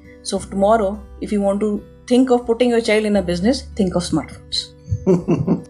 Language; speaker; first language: English; non-native, local second language; Hindi